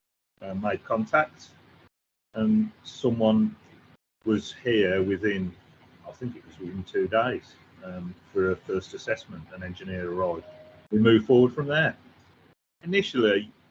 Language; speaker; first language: English; native; English